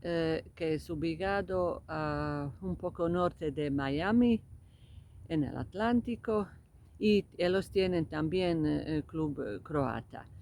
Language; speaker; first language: Spanish; non-native, fluent; Croatian